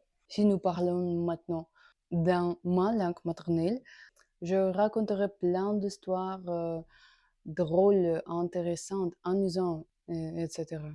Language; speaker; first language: French; non-native, learner; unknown